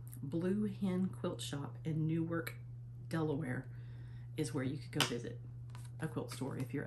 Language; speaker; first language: English; native; English